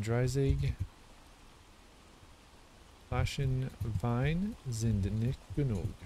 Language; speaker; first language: German; non-native, learner; English